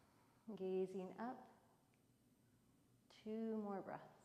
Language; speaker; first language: English; native; English